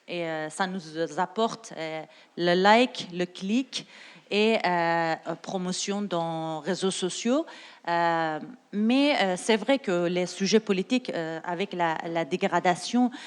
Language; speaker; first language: French; non-native, learner; Persian